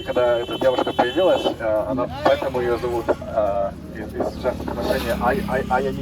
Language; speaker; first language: Russian; native; Russian